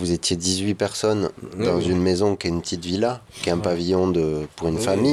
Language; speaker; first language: French; native; French